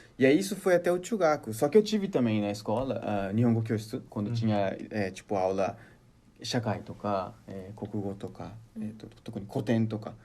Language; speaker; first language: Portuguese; early bilingual, heritage; Portuguese